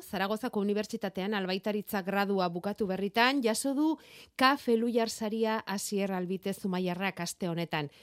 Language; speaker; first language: Basque; native; Basque